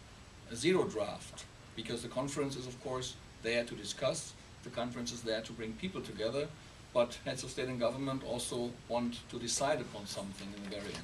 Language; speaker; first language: English; non-native, fluent; German